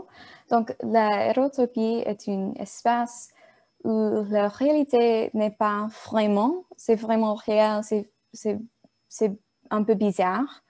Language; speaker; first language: French; non-native, learner; English